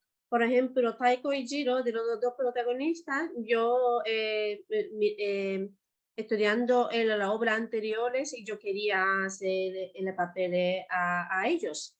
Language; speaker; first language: Spanish; non-native, learner; Japanese